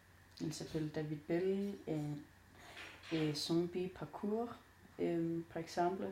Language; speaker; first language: French; non-native, learner; Danish